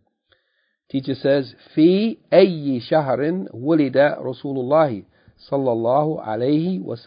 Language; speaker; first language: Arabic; non-native, fluent; English